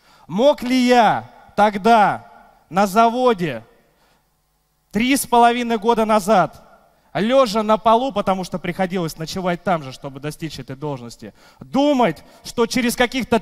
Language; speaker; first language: Russian; native; Russian